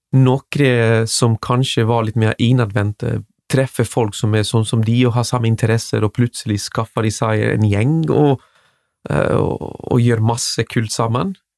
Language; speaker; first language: Norwegian; non-native, fluent; Spanish